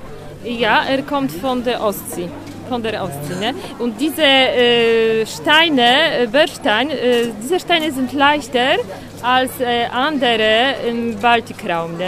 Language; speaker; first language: German; non-native, fluent; Polish